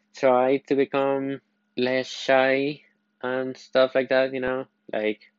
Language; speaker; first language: English; non-native, fluent; Spanish